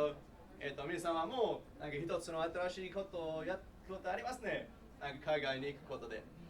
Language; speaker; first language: Japanese; non-native, learner; English